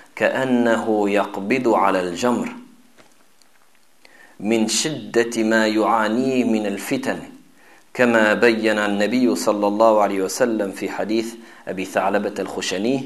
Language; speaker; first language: Arabic; non-native, fluent; French